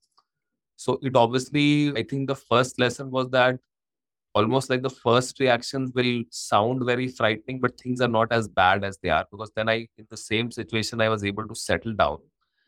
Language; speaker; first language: English; non-native, local second language; Hindi